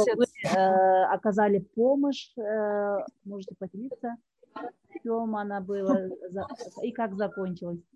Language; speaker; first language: Russian; non-native, local second language; Kyrgyz